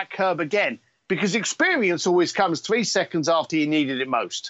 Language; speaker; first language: English; native; English